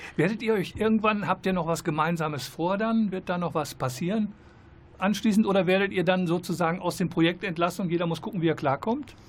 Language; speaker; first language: German; native; German